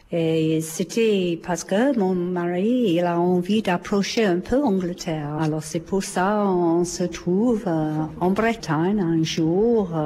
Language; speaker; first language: French; non-native, fluent; English